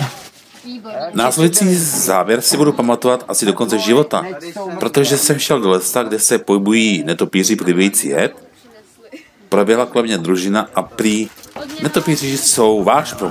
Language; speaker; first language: Czech; native; Czech